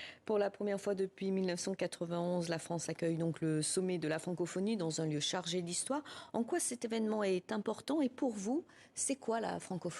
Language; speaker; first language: French; native; French